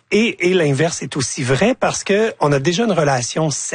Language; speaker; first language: French; native; French